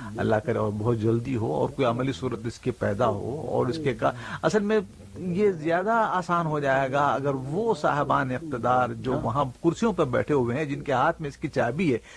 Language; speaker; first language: Urdu; native; Urdu